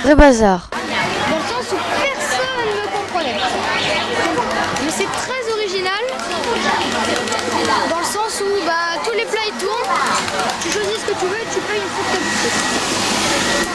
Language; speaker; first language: French; native; French